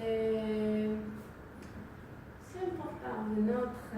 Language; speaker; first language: French; non-native, learner; Spanish